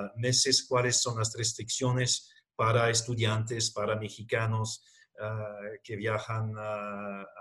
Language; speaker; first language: Spanish; non-native, fluent; English